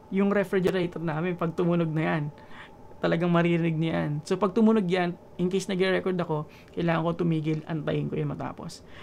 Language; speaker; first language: Filipino; native; Filipino